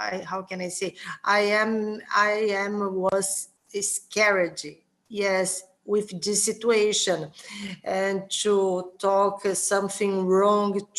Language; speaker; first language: English; non-native, learner; Portuguese